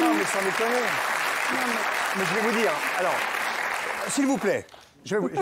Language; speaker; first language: French; native; French